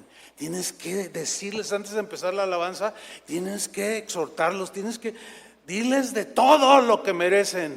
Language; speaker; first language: Spanish; native; Spanish